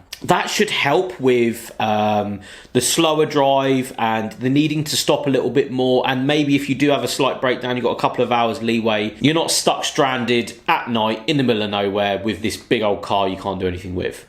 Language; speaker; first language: English; native; English